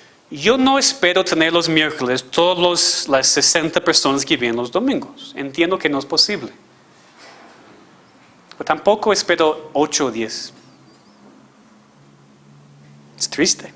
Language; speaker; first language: Spanish; non-native, fluent; English